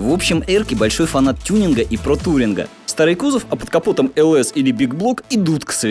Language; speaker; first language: Russian; native; Russian